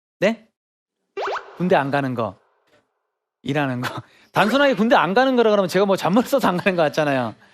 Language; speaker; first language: Korean; native; Korean